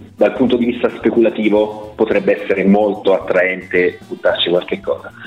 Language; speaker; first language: Italian; native; Italian